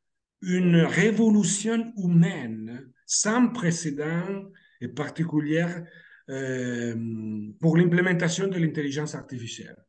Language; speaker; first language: French; non-native, fluent; Italian